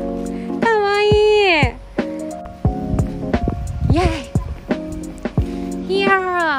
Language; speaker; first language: English; non-native, learner; Japanese